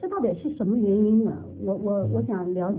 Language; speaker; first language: Chinese; native; Chinese